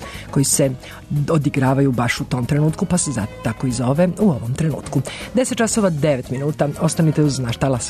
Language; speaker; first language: Serbian; native; Serbian